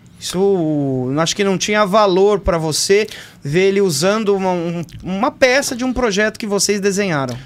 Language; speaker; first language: Portuguese; native; Portuguese